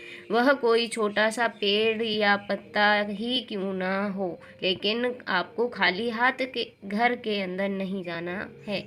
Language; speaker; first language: Hindi; native; Hindi